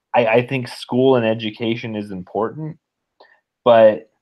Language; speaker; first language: English; native; English